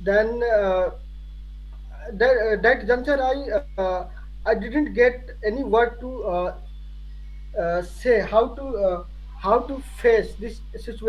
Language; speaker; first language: English; non-native, learner; Hindi